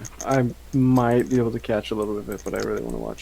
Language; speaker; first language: English; native; English